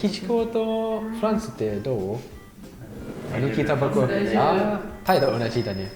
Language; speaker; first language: Japanese; non-native, fluent; Thai